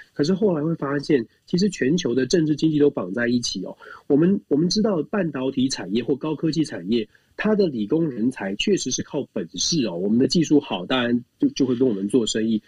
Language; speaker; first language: Chinese; native; Chinese